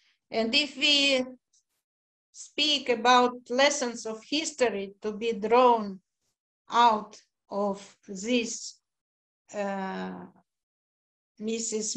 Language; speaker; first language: English; non-native, fluent; Russian